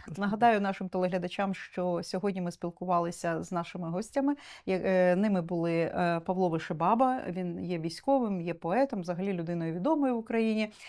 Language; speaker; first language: Ukrainian; native; Ukrainian